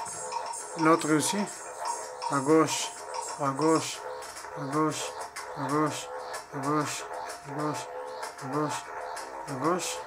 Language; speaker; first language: French; non-native, learner; Spanish